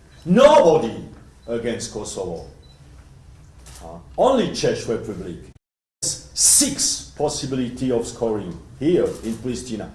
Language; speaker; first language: English; non-native, learner; French